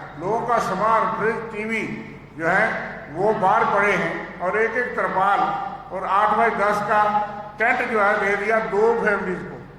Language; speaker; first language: Urdu; non-native, local second language; Dogri